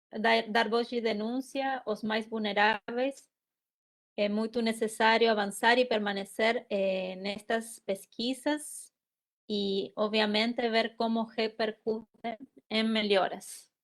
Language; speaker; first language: Portuguese; non-native, fluent; Spanish